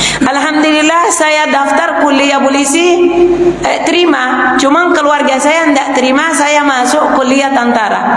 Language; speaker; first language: Indonesian; non-native, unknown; Arabic